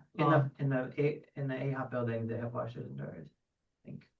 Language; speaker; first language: English; native; English